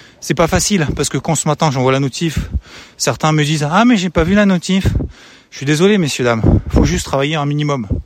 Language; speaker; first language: French; native; French